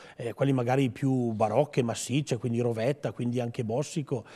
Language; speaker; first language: Italian; native; Italian